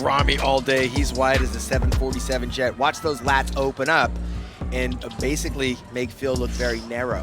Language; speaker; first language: English; native; English